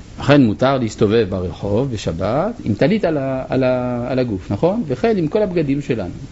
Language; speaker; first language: Hebrew; non-native, fluent; French